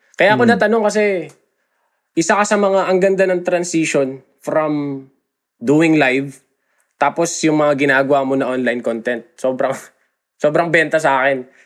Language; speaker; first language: Filipino; native; Filipino